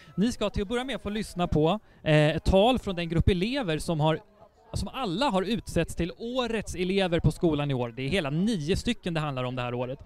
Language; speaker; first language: Swedish; native; Swedish